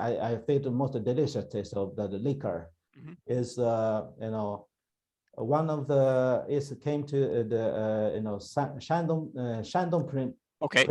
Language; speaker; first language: English; non-native, learner; Chinese